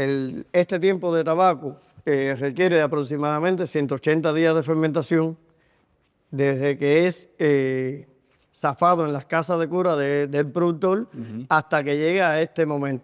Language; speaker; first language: Spanish; native; Spanish